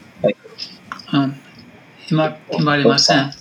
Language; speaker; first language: Japanese; non-native, learner; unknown